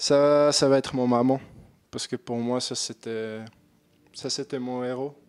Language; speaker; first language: French; non-native, learner; German